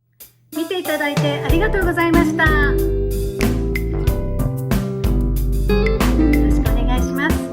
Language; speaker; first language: Japanese; native; Japanese